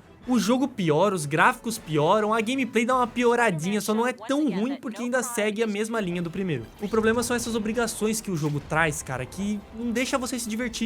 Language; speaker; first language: Portuguese; native; Portuguese